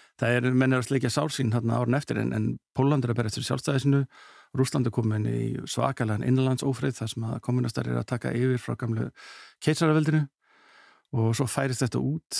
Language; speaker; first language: Icelandic; early bilingual, heritage; Icelandic